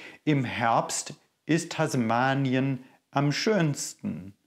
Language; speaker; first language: German; native; German